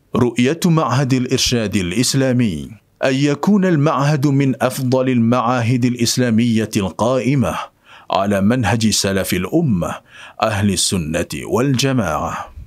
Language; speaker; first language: Arabic; non-native, fluent; Indonesian